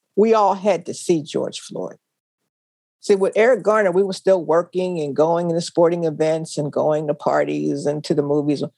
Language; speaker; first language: English; native; English